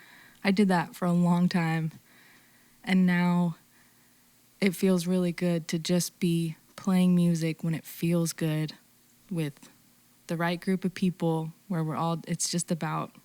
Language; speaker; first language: English; native; English